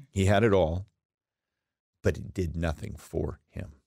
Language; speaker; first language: English; native; English